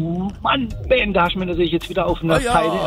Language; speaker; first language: German; native; German